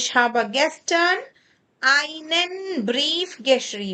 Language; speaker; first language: German; non-native, fluent; Kannada